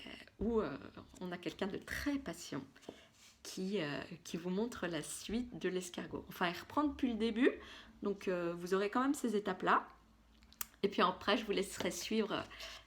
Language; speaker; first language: French; native; French